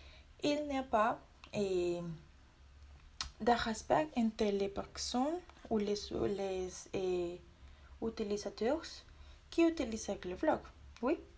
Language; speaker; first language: French; non-native, learner; Spanish